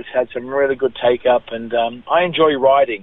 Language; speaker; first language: English; native; English